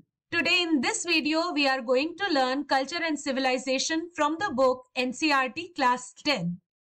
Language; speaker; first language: English; non-native, local second language; Hindi